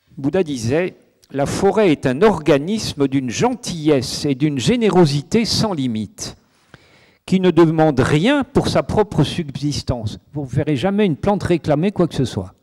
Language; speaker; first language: French; native; French